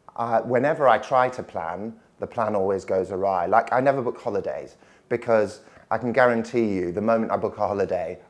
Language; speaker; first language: English; native; English